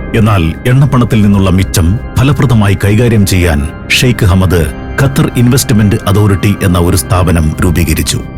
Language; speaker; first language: Malayalam; native; Malayalam